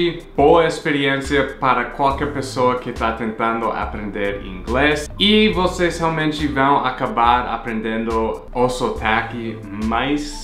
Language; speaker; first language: Portuguese; non-native, fluent; English